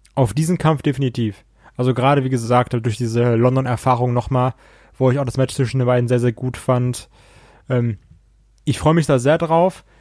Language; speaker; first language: German; native; German